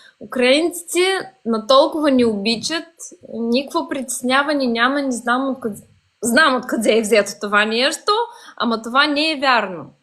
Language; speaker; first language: Bulgarian; early bilingual, heritage; Bulgarian